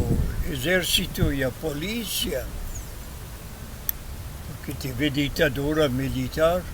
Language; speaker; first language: Portuguese; non-native, learner; Spanish